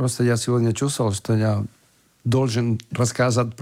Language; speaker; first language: Russian; non-native, fluent; Spanish